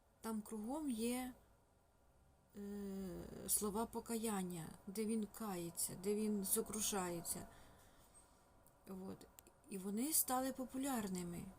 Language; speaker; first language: Ukrainian; non-native, local second language; Russian